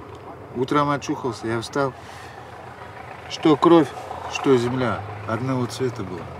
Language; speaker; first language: Russian; native; Russian